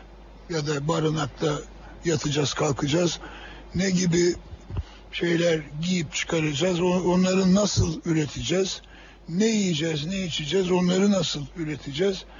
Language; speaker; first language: Turkish; native; Turkish